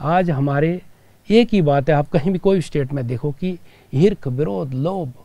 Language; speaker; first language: Hindi; native; Hindi